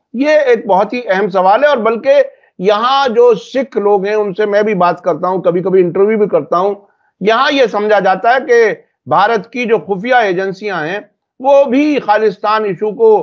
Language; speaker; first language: Hindi; native; Hindi